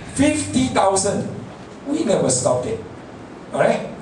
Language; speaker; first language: English; non-native, local second language; Min Nan Chinese